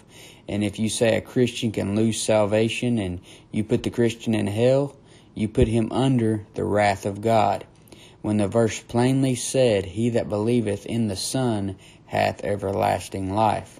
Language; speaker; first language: English; native; English